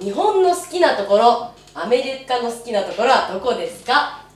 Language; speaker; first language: Japanese; native; Japanese